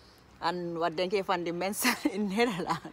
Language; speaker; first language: Dutch; non-native, learner; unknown